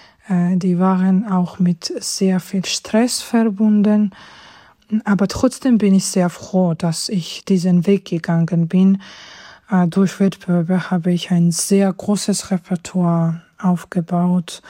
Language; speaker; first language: German; non-native, fluent; Georgian